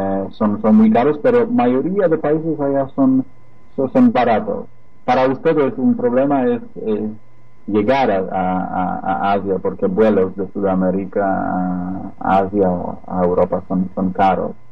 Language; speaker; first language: Spanish; non-native, fluent; Polish